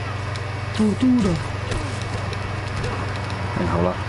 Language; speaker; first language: Spanish; native; Spanish